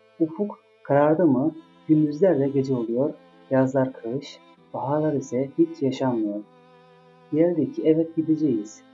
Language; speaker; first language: Turkish; native; Turkish